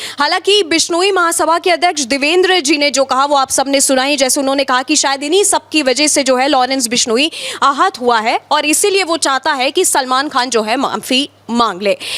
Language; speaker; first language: Hindi; native; Hindi